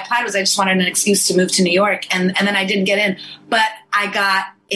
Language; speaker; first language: English; early bilingual, other home language; Persian